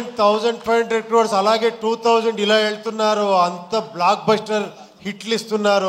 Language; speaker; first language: Telugu; non-native, fluent; Kannada